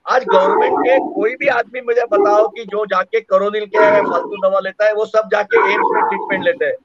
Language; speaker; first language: Hindi; non-native, local second language; Marathi